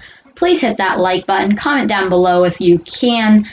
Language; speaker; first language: English; native; English